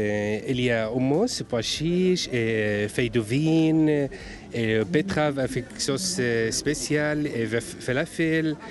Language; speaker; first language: French; non-native, learner; Arabic